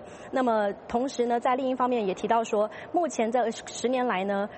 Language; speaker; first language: Chinese; native; Chinese